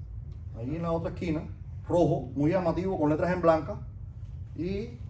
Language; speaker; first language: Spanish; native; Spanish